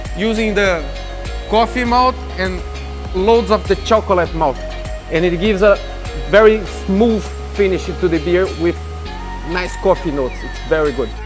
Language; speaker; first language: English; non-native, fluent; Portuguese